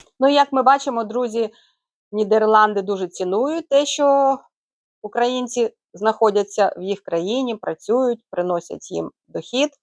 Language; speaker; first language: Ukrainian; native; Ukrainian